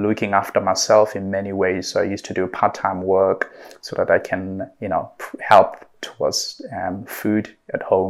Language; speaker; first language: English; non-native, local second language; Southern Sotho